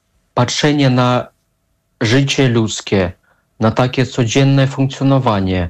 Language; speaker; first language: Polish; non-native, fluent; Russian